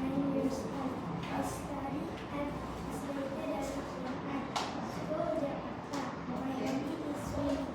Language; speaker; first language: English; non-native, learner; Indonesian